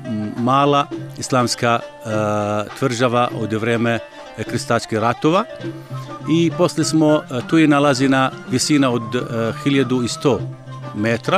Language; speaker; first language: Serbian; non-native, learner; Arabic